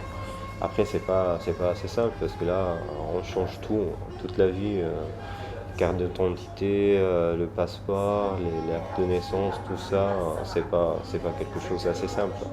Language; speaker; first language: French; non-native, learner; Arabic